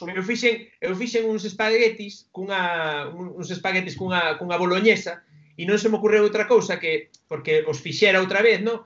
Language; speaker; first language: Galician; non-native, local second language; Spanish